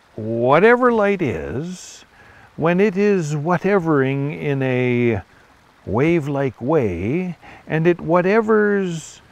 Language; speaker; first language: English; native; English